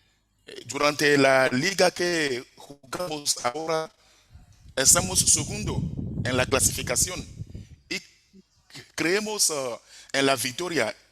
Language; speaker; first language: Spanish; non-native, fluent; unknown